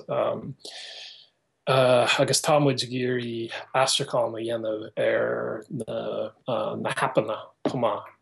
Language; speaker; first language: Irish; non-native, fluent; English